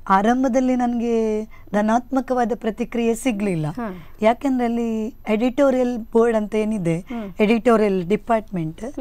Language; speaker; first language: Kannada; native; Kannada